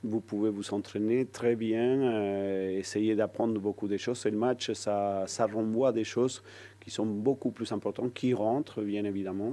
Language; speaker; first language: French; non-native, fluent; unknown